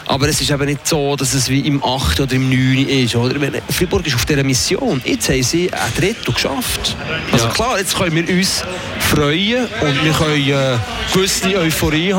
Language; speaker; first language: German; native; German